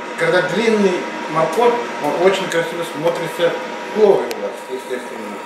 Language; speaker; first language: Russian; non-native, local second language; Uzbek